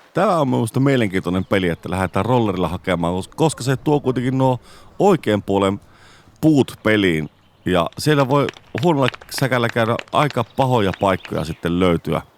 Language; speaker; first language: Finnish; native; Finnish